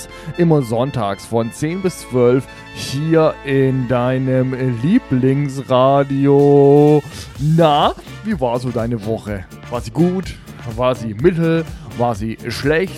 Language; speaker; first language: German; native; German